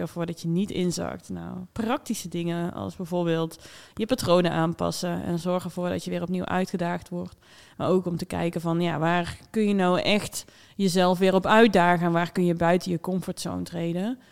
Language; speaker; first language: Dutch; native; Dutch